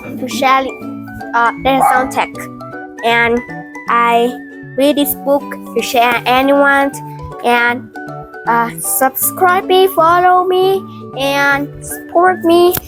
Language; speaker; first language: English; non-native, learner; Thai